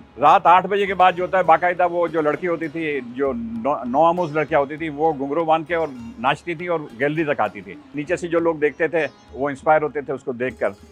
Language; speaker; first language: Urdu; native; Urdu